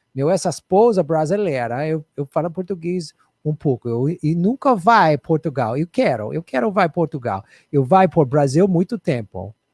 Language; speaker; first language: Portuguese; non-native, learner; English